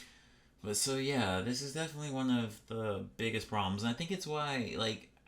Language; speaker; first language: English; native; English